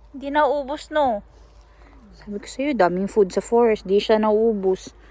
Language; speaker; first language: Filipino; non-native, local second language; Cebuano